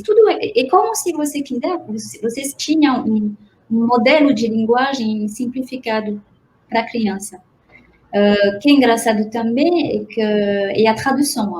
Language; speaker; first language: Portuguese; non-native, fluent; French